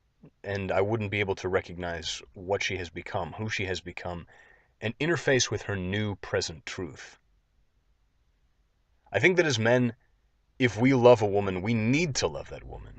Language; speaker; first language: English; native; English